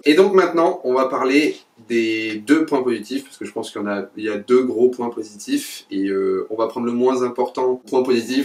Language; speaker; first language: French; native; French